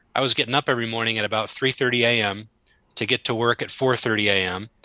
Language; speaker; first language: English; native; English